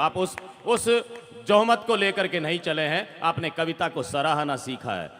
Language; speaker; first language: Hindi; non-native, local second language; Rajasthani